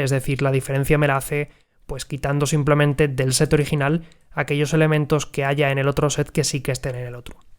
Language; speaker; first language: Spanish; native; Spanish